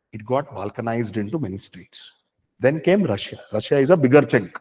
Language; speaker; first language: English; non-native, local second language; Kannada